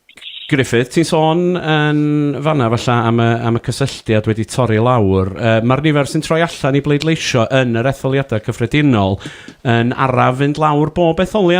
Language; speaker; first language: Welsh; native; Welsh